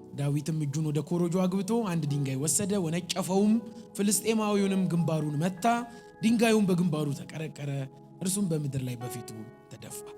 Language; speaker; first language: Amharic; native; Amharic